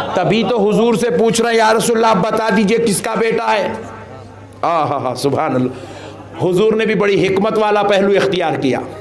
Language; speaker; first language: Hindi; non-native, local second language; Urdu